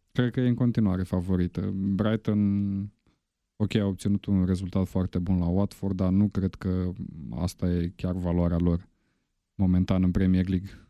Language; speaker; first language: Romanian; native; Romanian